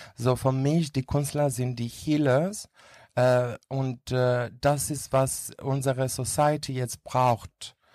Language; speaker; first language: German; non-native, learner; Greek